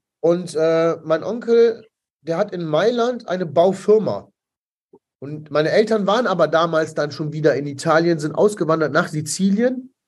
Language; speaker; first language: German; early bilingual, other home language; Italian